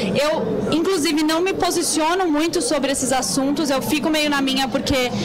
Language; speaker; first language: Portuguese; native; Portuguese